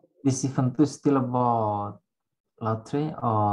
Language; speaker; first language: English; non-native, learner; Indonesian